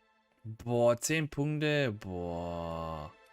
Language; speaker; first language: German; native; German